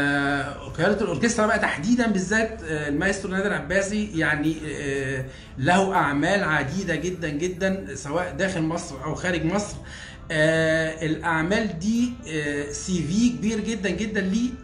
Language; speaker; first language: Arabic; native; Arabic